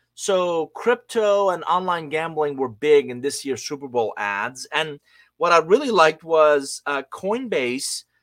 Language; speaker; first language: English; non-native, fluent; Persian